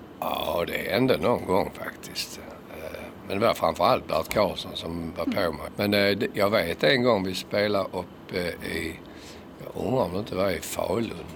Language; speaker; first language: Swedish; native; Swedish